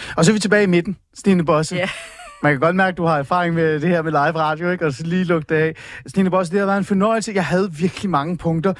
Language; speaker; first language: Danish; early bilingual, other home language; Persian